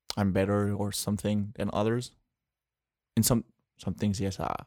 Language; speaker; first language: English; non-native, fluent; French